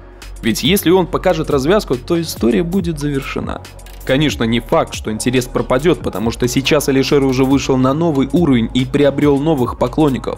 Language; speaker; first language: Russian; native; Russian